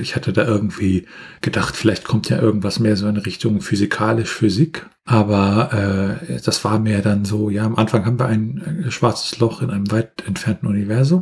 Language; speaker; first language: German; native; German